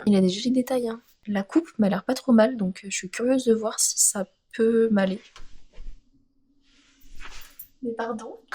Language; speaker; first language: French; native; French